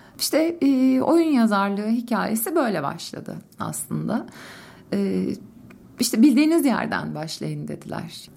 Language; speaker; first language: Turkish; native; Turkish